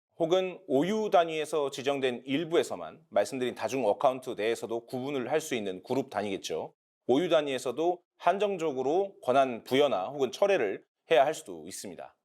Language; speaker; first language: Korean; native; Korean